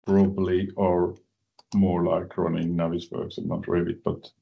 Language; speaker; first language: English; non-native, fluent; Finnish